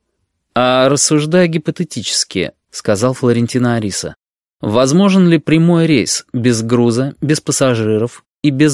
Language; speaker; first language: Russian; native; Russian